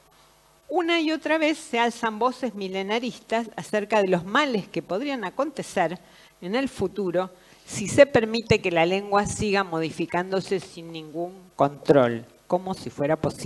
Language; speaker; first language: Spanish; native; Spanish